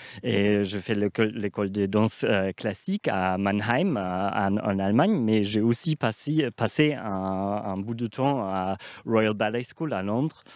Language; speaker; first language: French; non-native, fluent; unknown